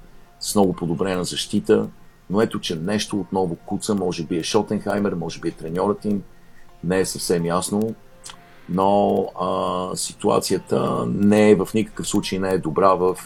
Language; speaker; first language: Bulgarian; native; Bulgarian